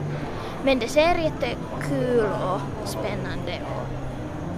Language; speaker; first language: Swedish; non-native, local second language; Finnish